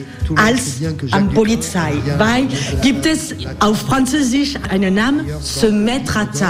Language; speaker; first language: German; non-native, learner; French